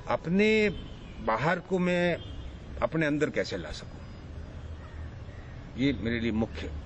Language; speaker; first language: Hindi; native; Hindi